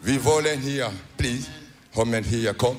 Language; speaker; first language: English; non-native, learner; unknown